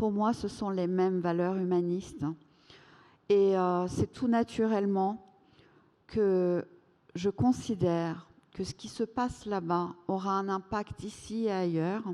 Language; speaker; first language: French; non-native, fluent; Persian